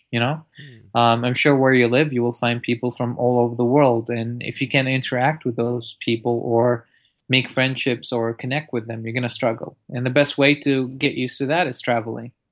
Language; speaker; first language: English; early bilingual, other home language; Arabic